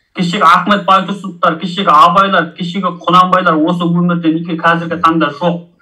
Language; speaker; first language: Kazakh; early bilingual, heritage; Kazakh